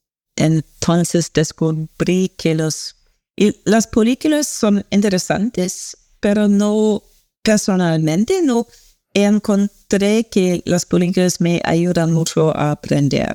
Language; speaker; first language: Spanish; non-native, learner; English